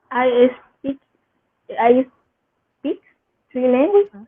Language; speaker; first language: English; non-native, learner; Spanish